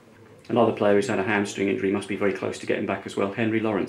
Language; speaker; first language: English; native; English